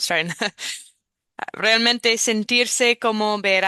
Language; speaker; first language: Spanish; non-native, fluent; English